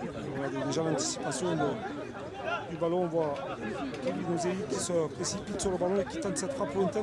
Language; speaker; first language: French; native; French